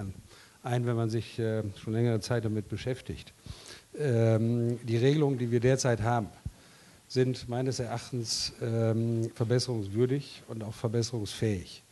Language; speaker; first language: German; native; German